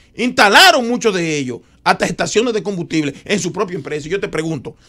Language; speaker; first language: Spanish; native; Spanish